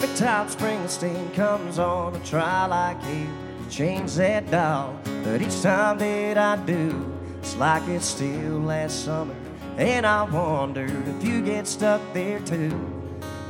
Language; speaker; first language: English; native; English